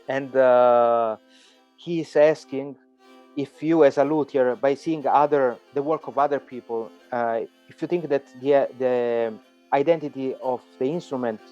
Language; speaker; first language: English; non-native, fluent; Italian